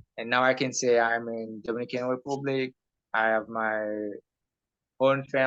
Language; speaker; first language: English; non-native, fluent; Haitian Creole